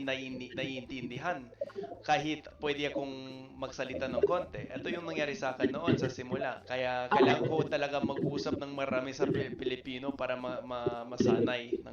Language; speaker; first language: Filipino; non-native, fluent; English